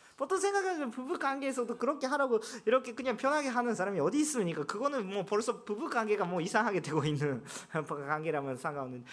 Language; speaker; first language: Korean; non-native, fluent; Japanese